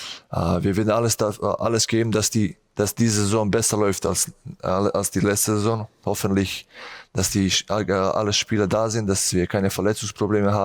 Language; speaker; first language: German; non-native, fluent; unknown